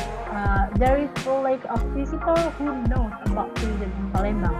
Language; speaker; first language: English; non-native, learner; Indonesian